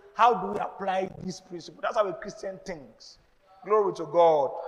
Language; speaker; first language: English; non-native, local second language; Yoruba